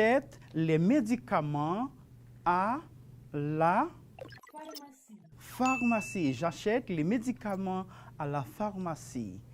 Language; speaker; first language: French; non-native, fluent; Spanish